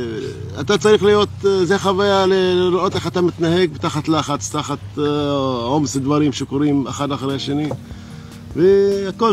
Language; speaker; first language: Hebrew; non-native, local second language; Arabic